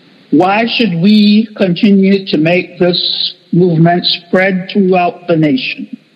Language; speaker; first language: English; non-native, fluent; Spanish